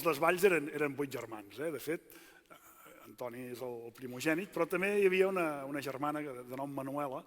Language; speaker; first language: Catalan; native; Catalan